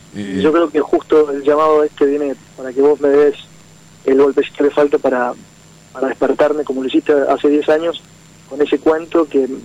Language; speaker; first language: Spanish; native; Spanish